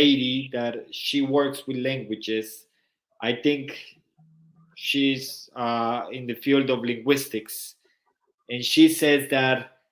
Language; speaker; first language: English; non-native, fluent; Spanish